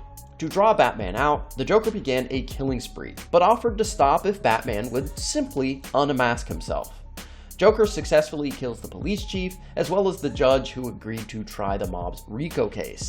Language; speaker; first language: English; native; English